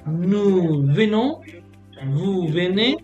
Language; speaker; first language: French; non-native, fluent; Spanish